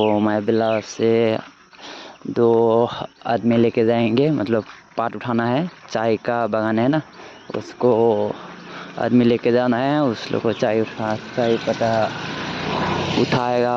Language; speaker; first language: Hindi; non-native, local second language; Assamese